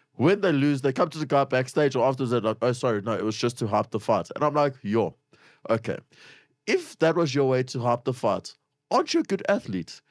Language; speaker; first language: English; native; English